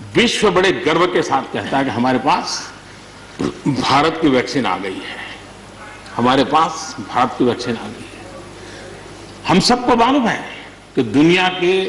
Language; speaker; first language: Hindi; non-native, local second language; Gujarati